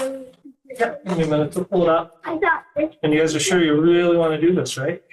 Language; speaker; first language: English; native; English